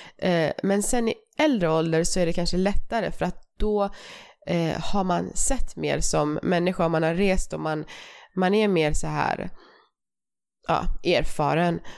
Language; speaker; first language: Swedish; early bilingual, other home language; Persian